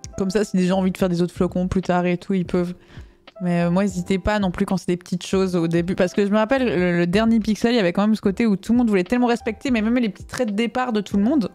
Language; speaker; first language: French; native; French